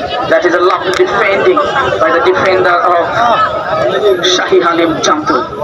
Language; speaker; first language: English; non-native, local second language; Bangla